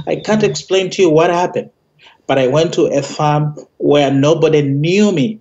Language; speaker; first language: English; non-native, local second language; Ganda